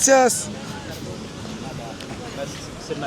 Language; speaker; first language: French; native; French